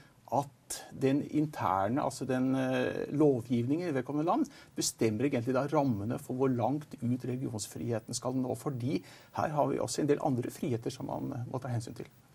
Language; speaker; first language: Norwegian; native; Norwegian